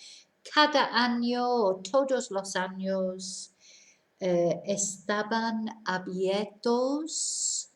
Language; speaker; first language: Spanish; non-native, fluent; English